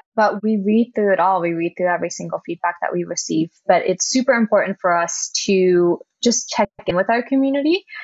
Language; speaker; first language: English; non-native, fluent; German